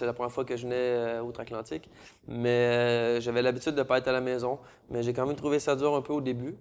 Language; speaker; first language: French; native; French